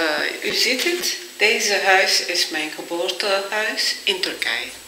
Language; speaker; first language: Dutch; non-native, fluent; Turkish